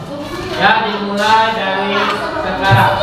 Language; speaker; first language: Indonesian; native; Indonesian